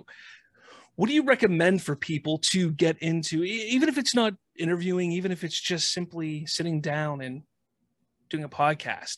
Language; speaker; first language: English; native; English